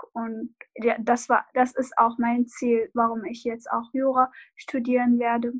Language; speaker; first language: German; non-native, fluent; Arabic